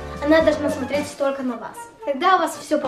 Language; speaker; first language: Russian; native; Russian